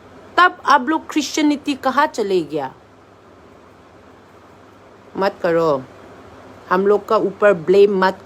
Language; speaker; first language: Hindi; non-native, local second language; Manipuri